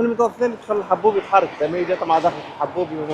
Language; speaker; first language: Arabic; native; Arabic